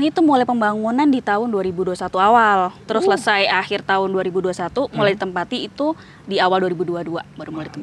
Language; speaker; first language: Indonesian; native; Indonesian